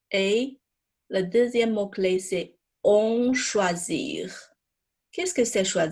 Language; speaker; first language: French; non-native, fluent; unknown